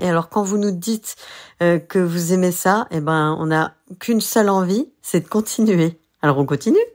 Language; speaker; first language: French; native; French